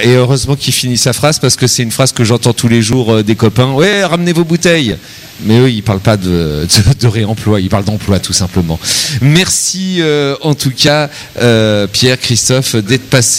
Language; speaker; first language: French; native; French